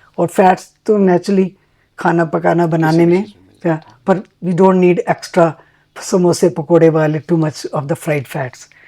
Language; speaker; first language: Hindi; native; Hindi